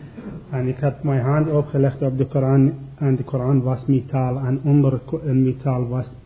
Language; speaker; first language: Dutch; non-native, learner; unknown